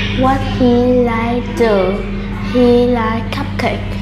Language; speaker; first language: English; non-native, learner; Vietnamese